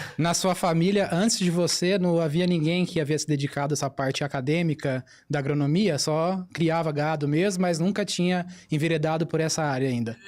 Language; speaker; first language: Portuguese; native; Portuguese